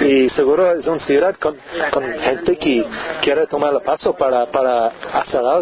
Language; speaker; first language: Spanish; non-native, learner; English